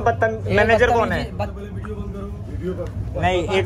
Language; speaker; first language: Hindi; native; Hindi